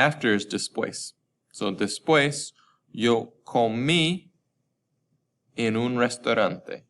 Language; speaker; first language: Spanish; non-native, fluent; English